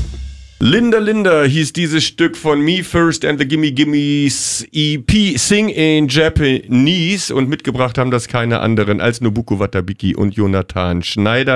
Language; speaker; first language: German; native; German